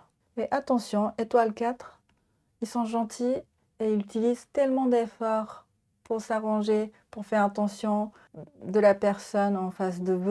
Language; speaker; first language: French; non-native, learner; Japanese